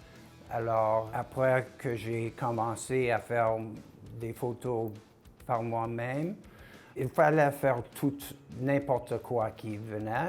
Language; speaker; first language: French; non-native, local second language; English